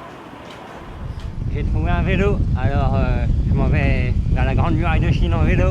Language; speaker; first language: French; native; French